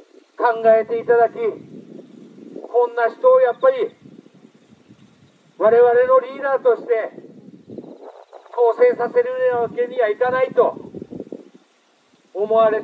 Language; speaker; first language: Japanese; native; Japanese